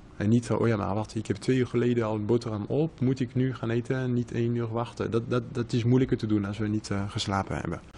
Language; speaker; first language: Dutch; non-native, fluent; French